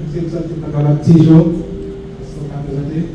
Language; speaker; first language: French; non-native, local second language; Haitian Creole